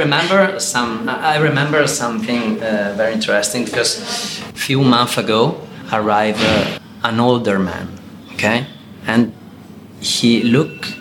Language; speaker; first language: English; non-native, learner; Italian